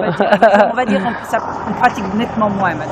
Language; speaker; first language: French; native; French